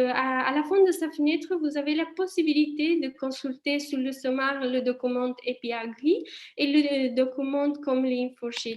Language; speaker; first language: French; non-native, fluent; Italian